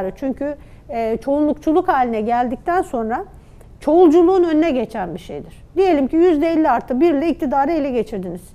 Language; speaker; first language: Turkish; native; Turkish